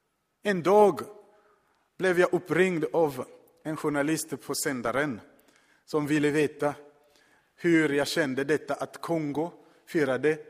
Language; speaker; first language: Swedish; non-native, fluent; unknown